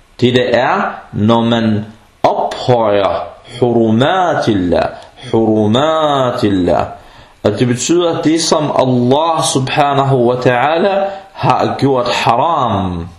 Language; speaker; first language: Danish; early bilingual, other home language; Arabic